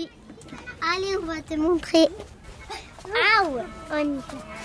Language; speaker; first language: French; early bilingual, other home language; Romany